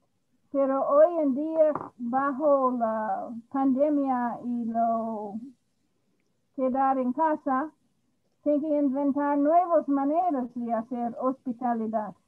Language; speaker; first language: Spanish; non-native, fluent; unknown